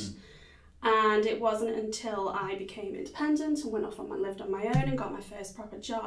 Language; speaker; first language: English; native; English